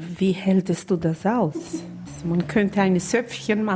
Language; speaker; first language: German; non-native, fluent; Portuguese